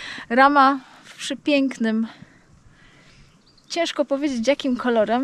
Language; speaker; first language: Polish; native; Polish